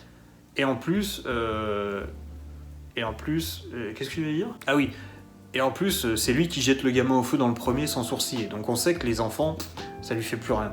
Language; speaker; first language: French; native; French